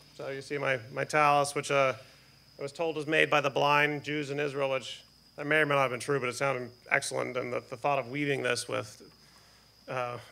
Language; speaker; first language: English; native; English